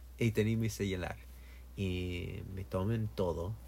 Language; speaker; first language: Spanish; non-native, learner; English